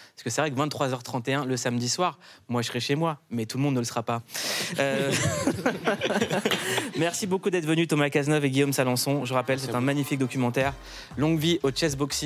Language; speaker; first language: French; native; French